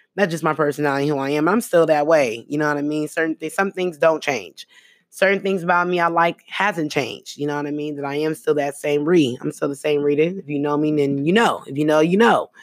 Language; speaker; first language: English; early bilingual, other home language; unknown